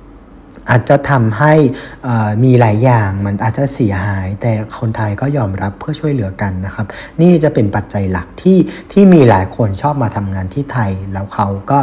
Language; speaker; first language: Thai; non-native, fluent; Vietnamese